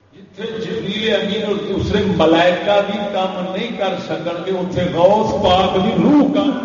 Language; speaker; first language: Urdu; non-native, local second language; Punjabi